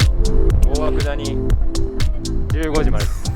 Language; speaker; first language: Japanese; native; Japanese